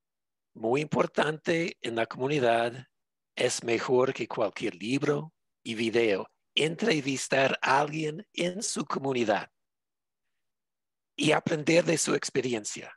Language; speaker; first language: Spanish; non-native, fluent; English